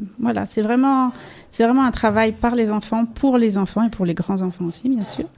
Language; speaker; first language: French; native; French